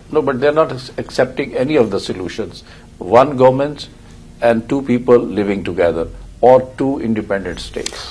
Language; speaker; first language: English; non-native, local second language; Urdu